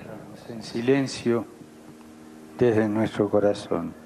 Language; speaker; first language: Spanish; native; Spanish